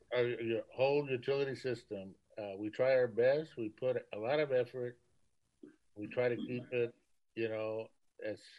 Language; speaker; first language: English; early bilingual, other home language; Spanish